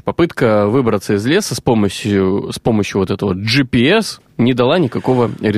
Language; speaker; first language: Russian; native; Russian